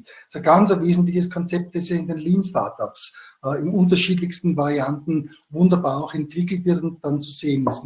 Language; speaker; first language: German; native; German